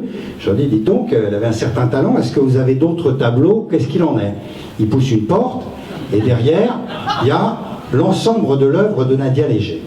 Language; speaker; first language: French; native; French